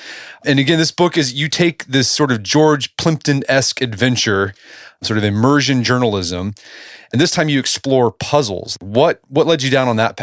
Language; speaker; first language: English; native; English